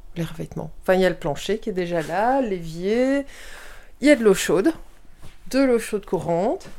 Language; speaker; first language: French; early bilingual, heritage; French